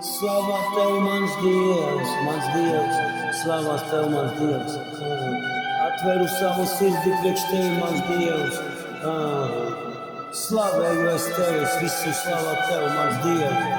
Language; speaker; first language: Latvian; non-native, local second language; Russian